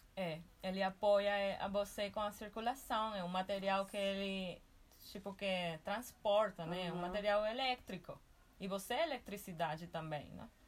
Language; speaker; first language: Portuguese; non-native, fluent; Spanish